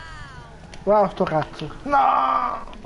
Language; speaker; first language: Italian; native; Italian